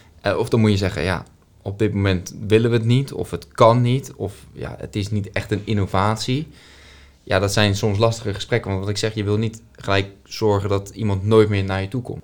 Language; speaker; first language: Dutch; native; Dutch